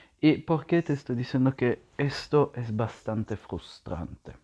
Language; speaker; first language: Spanish; non-native, learner; Italian